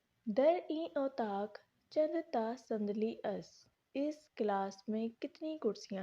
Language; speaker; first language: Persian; non-native, fluent; Urdu